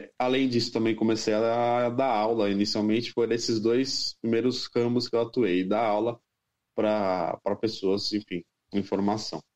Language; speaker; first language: Portuguese; native; Portuguese